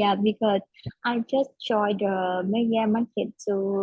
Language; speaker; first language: English; non-native, learner; Vietnamese